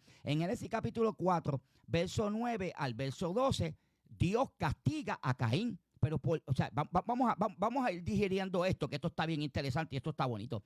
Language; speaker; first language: Spanish; native; Spanish